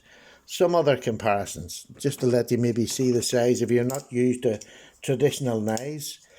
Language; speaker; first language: English; native; English